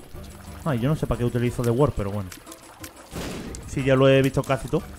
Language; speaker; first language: Spanish; native; Spanish